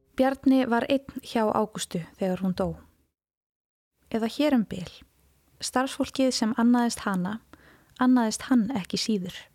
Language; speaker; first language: Icelandic; native; Icelandic